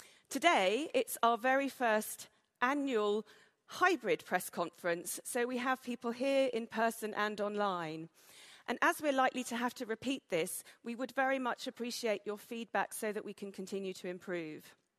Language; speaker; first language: English; native; English